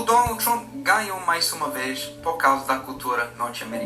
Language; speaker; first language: Portuguese; non-native, fluent; English